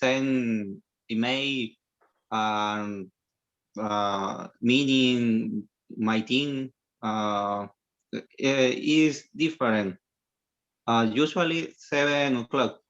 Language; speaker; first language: English; non-native, learner; Spanish